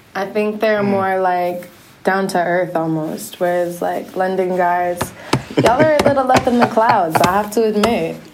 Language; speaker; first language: English; native; English